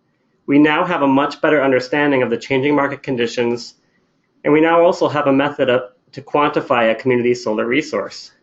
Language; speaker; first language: English; native; English